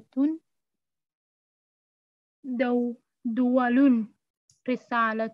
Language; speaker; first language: Arabic; non-native, learner; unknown